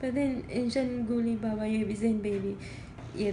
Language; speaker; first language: Arabic; non-native, learner; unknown